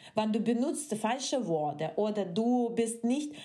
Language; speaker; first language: German; non-native, fluent; Russian